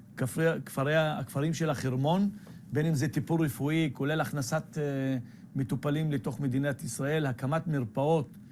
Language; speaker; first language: Hebrew; non-native, local second language; Arabic